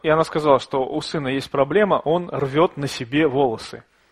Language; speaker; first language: Russian; native; Russian